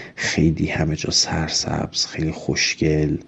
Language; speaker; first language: Persian; native; Persian